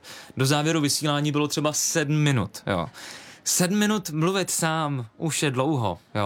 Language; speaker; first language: Czech; native; Czech